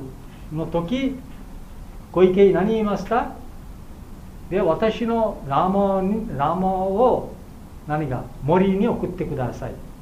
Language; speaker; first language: Japanese; non-native, learner; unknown